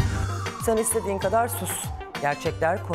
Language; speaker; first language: Turkish; native; Turkish